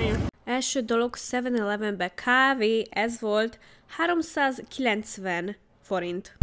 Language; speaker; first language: Hungarian; early bilingual, heritage; Hungarian